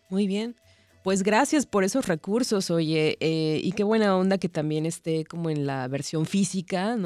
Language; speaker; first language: Spanish; native; Spanish